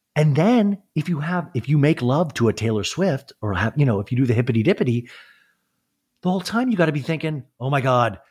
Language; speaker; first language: English; native; English